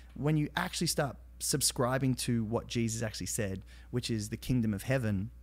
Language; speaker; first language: English; native; English